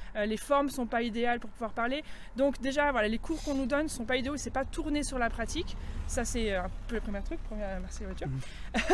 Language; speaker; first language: French; native; French